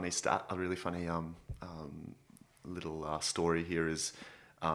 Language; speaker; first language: English; native; English